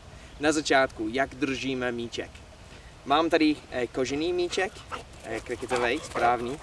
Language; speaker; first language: Czech; non-native, learner; English